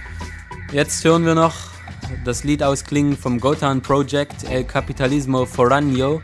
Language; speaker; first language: German; native; German